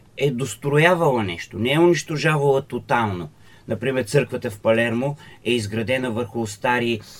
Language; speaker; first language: Bulgarian; native; Bulgarian